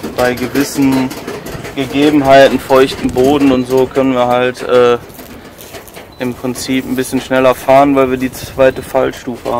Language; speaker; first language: German; native; German